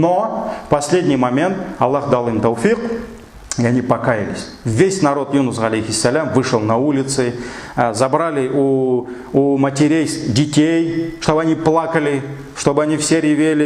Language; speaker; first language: Russian; non-native, local second language; Tatar